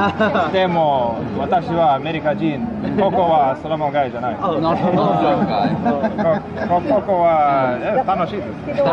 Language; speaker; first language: Japanese; non-native, learner; English